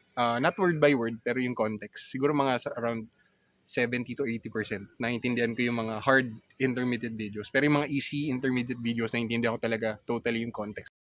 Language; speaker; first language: Filipino; native; Filipino